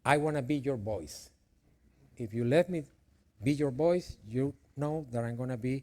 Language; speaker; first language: English; non-native, fluent; Spanish